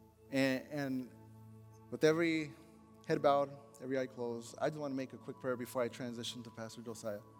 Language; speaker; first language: English; early bilingual, other home language; Spanish